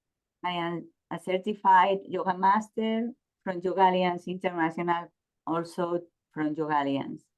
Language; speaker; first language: English; non-native, learner; Spanish